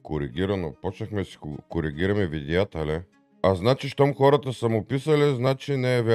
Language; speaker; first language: Bulgarian; native; Bulgarian